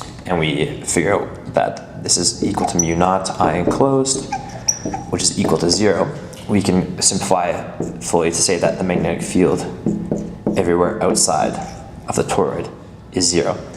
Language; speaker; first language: English; native; English